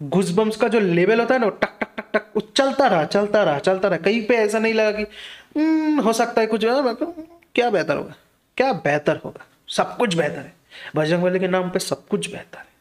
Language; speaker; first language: Hindi; non-native, local second language; Bangla